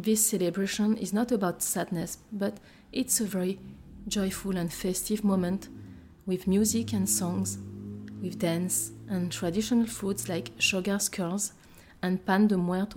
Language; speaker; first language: English; non-native, fluent; French